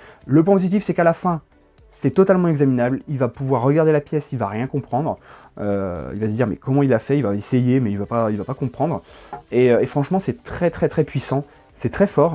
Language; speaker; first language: French; native; French